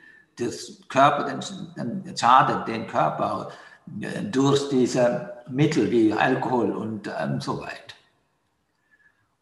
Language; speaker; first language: German; non-native, fluent; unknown